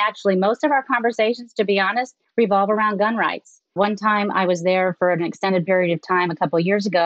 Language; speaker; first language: English; native; English